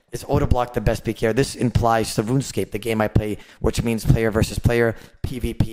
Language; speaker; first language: English; native; English